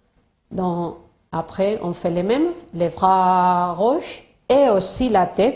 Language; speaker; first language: French; non-native, fluent; Spanish